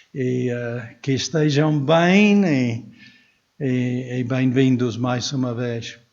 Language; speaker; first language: Portuguese; non-native, fluent; English